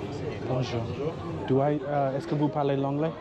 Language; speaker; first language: French; non-native, learner; English